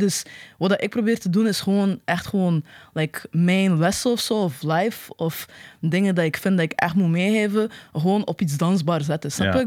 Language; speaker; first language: Dutch; native; Dutch